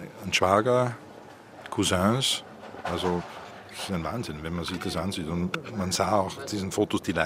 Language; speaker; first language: German; native; German